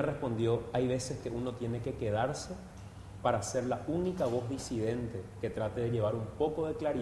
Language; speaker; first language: Spanish; native; Spanish